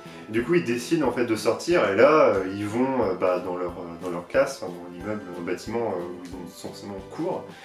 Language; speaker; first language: French; native; French